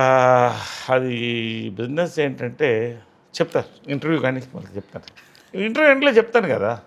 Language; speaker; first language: Telugu; native; Telugu